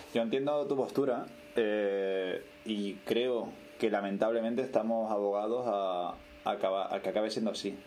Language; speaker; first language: Spanish; native; Spanish